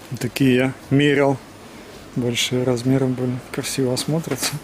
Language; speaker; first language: Russian; native; Russian